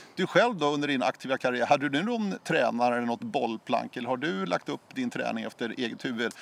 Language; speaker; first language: Swedish; native; Swedish